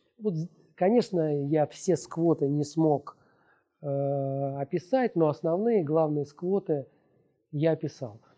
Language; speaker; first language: Russian; native; Russian